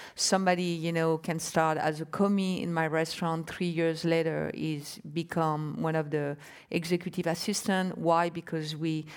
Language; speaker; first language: English; non-native, fluent; French